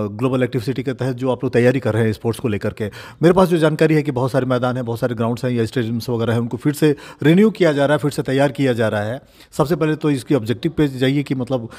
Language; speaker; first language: Hindi; native; Hindi